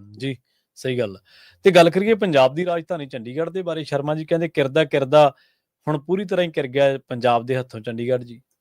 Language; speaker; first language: Punjabi; native; Punjabi